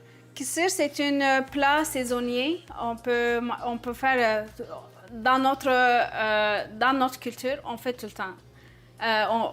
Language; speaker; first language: French; non-native, learner; Turkish